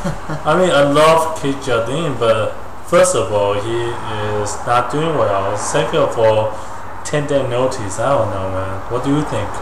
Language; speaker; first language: English; non-native, learner; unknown